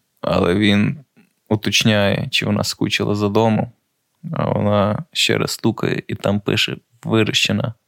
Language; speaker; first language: Ukrainian; native; Ukrainian